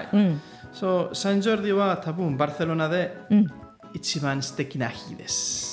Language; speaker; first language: Japanese; non-native, learner; Catalan